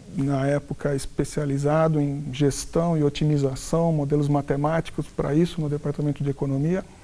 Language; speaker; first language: Portuguese; non-native, local second language; Spanish